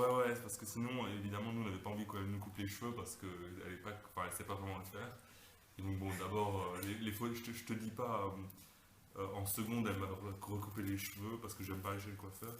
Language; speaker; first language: French; native; French